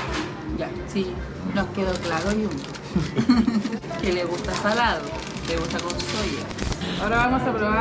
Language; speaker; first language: Spanish; native; Spanish